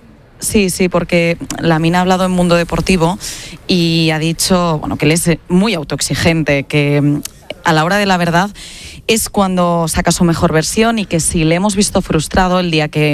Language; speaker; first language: Spanish; native; Spanish